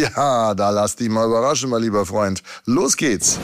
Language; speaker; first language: German; native; German